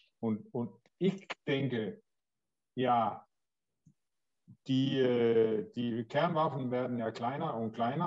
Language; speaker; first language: German; non-native, learner; Danish